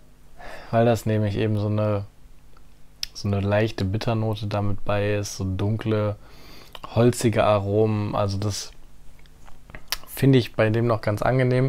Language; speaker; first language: German; native; German